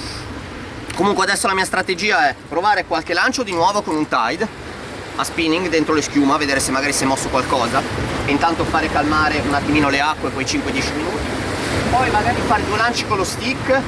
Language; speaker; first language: Italian; native; Italian